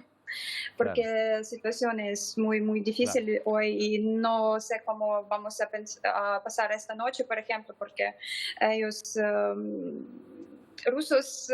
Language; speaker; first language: Spanish; non-native, fluent; Ukrainian